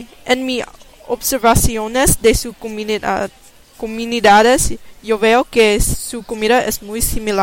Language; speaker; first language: Spanish; non-native, learner; English